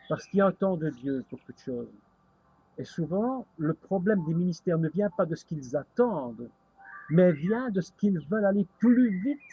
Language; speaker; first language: French; native; French